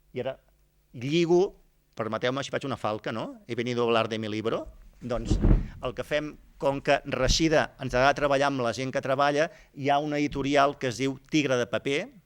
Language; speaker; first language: Catalan; native; Catalan